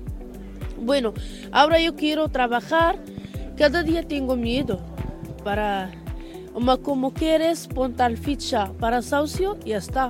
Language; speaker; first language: Spanish; non-native, learner; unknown